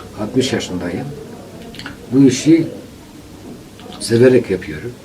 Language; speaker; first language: Turkish; non-native, local second language; Kurdish